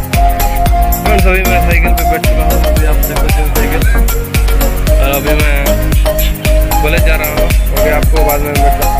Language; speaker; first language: Hindi; non-native, local second language; Odia